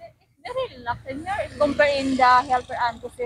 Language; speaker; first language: English; non-native, learner; Cebuano